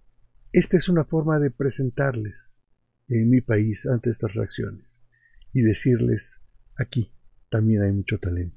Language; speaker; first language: Spanish; native; Spanish